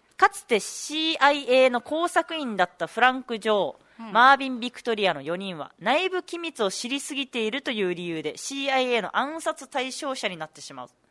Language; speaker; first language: Japanese; native; Japanese